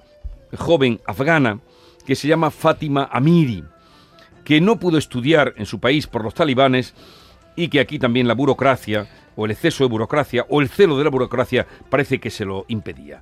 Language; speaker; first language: Spanish; native; Spanish